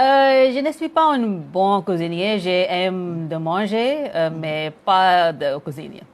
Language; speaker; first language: French; non-native, learner; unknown